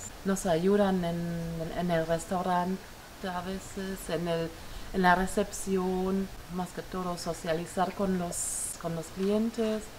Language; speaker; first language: Spanish; non-native, fluent; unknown